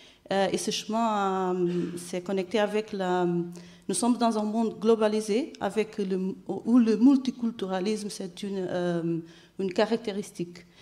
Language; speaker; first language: French; non-native, fluent; Portuguese